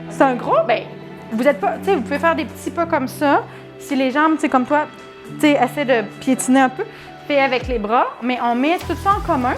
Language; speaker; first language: French; native; French